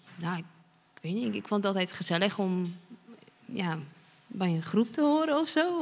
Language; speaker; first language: Dutch; non-native, fluent; Polish